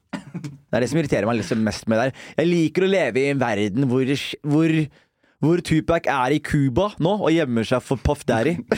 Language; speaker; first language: Norwegian; early bilingual, other home language; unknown